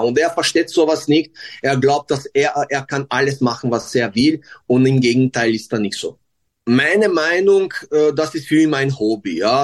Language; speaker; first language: German; non-native, fluent; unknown